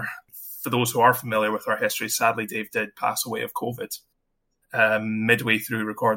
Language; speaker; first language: English; native; English